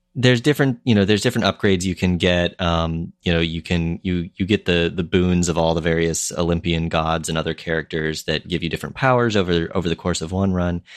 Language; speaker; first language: English; native; English